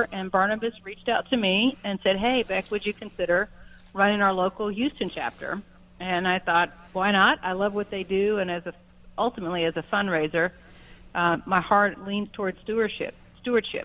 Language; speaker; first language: English; native; English